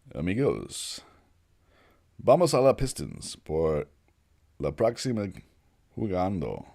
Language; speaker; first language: Spanish; non-native, learner; English